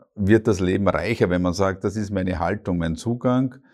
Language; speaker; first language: German; native; German